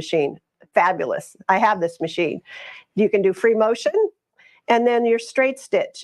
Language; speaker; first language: English; native; English